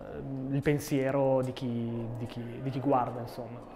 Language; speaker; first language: Italian; native; Italian